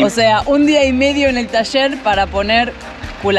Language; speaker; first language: Spanish; native; Spanish